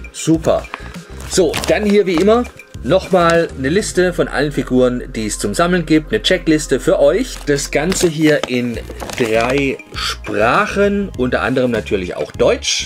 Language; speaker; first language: German; native; German